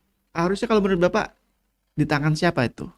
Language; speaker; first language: Indonesian; native; Indonesian